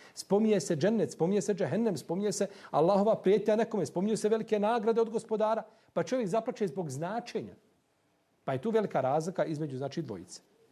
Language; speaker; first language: Bosnian; native; Bosnian